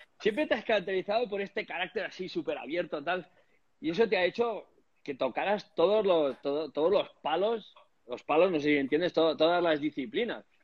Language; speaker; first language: Spanish; native; Spanish